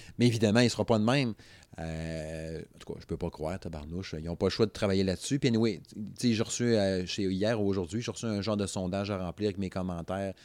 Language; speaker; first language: French; native; French